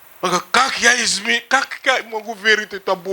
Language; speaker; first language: Russian; non-native, fluent; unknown